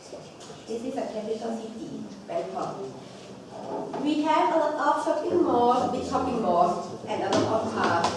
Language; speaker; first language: English; non-native, local second language; Thai